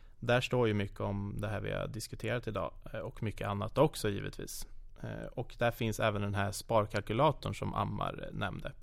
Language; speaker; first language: Swedish; native; Swedish